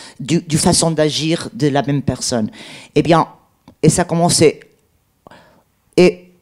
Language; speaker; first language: French; non-native, learner; Portuguese